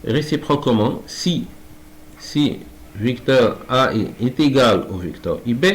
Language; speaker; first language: French; non-native, local second language; Arabic